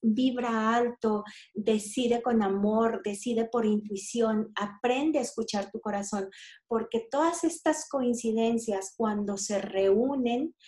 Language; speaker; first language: Spanish; native; Spanish